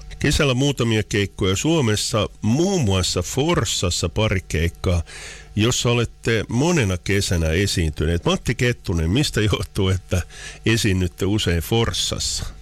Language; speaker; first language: Finnish; native; Finnish